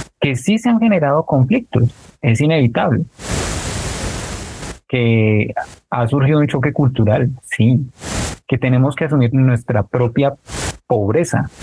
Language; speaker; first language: Spanish; native; Spanish